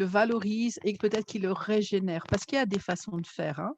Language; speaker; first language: French; native; French